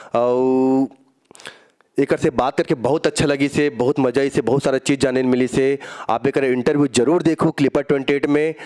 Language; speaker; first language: Hindi; native; Hindi